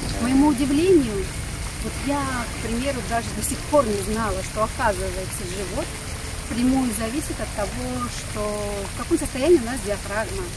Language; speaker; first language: Russian; native; Russian